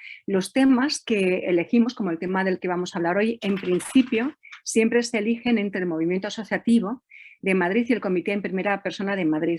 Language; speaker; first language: Spanish; native; Spanish